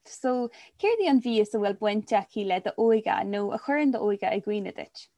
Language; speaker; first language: Irish; non-native, local second language; English